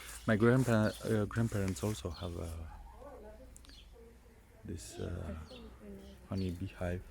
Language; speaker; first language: English; non-native, learner; Romanian